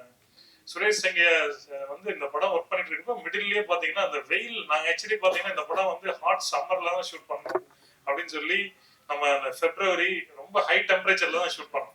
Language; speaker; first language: Tamil; native; Tamil